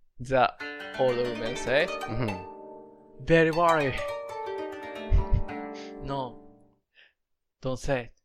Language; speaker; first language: English; non-native, learner; Japanese